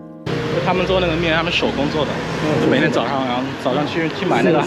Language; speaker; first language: Chinese; early bilingual, heritage; Chinese